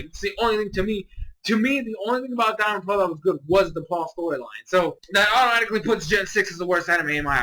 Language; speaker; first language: English; native; English